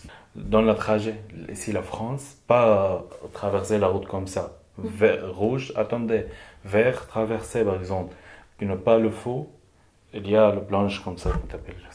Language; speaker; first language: French; non-native, learner; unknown